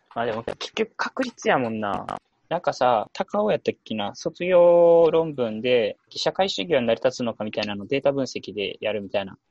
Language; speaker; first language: Japanese; native; Japanese